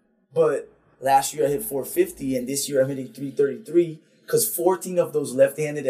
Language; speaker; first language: English; non-native, fluent; Papiamento